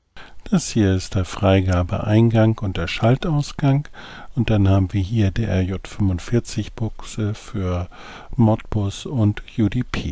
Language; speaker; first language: German; native; German